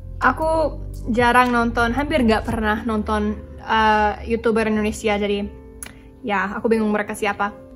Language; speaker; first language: Indonesian; non-native, fluent; English